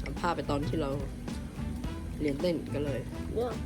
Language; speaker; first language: Thai; native; Thai